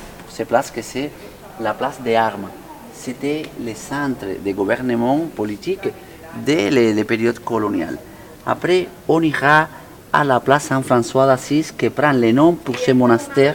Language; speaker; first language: French; non-native, fluent; Spanish